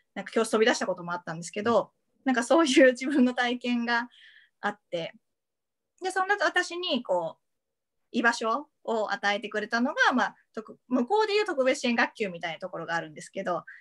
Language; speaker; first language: Japanese; native; Japanese